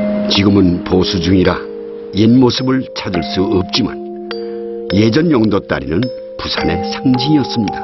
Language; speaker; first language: Korean; native; Korean